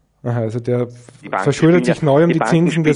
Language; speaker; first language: German; native; German